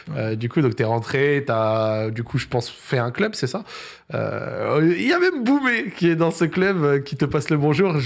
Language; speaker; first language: French; native; French